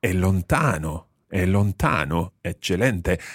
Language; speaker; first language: Italian; non-native, fluent; English